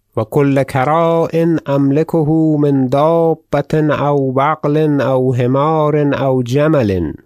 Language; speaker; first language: Arabic; non-native, fluent; Persian